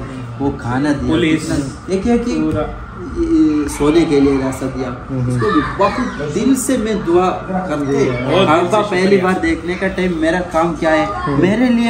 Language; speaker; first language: Hindi; non-native, local second language; Malayalam